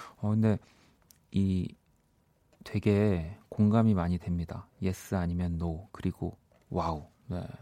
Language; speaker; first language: Korean; native; Korean